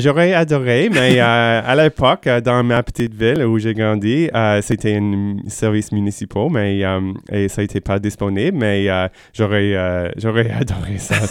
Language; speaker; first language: French; non-native, fluent; English